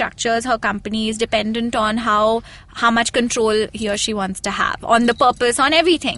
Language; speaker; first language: English; non-native, local second language; Hindi